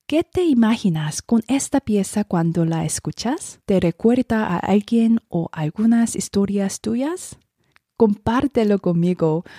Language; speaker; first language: Spanish; non-native, learner; Korean